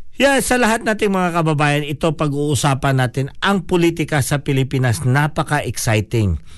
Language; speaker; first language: Filipino; non-native, local second language; Hiligaynon